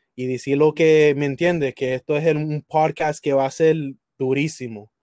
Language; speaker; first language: Spanish; early bilingual, heritage; Spanish